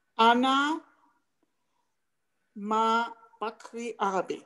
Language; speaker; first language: Arabic; non-native, learner; English